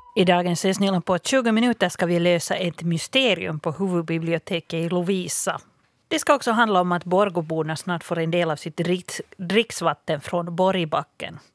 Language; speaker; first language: Swedish; native; Swedish